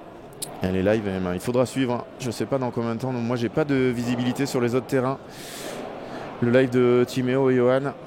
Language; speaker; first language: French; native; French